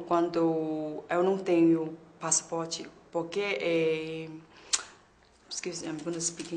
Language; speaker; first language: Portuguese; non-native, learner; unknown